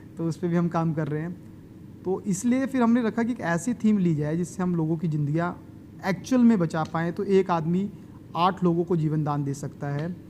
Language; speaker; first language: Hindi; native; Hindi